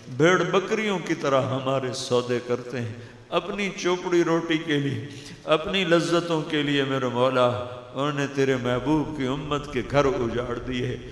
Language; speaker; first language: Urdu; non-native, local second language; Punjabi